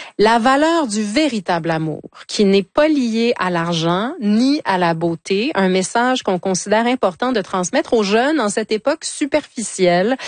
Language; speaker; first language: French; native; French